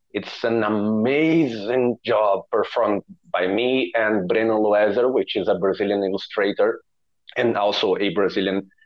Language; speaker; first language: English; non-native, fluent; Portuguese